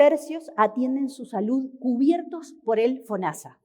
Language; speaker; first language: Spanish; native; Spanish